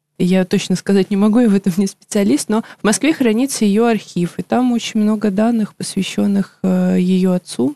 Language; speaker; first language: Russian; native; Russian